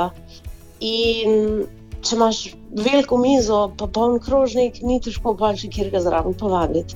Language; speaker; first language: Slovenian; early bilingual, heritage; Slovenian